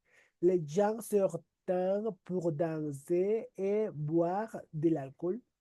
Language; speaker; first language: French; non-native, learner; Spanish